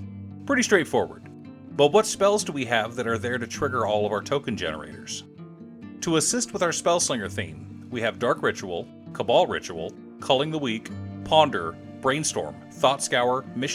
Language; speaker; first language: English; native; English